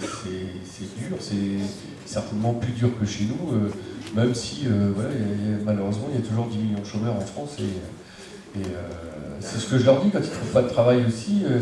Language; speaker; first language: French; native; French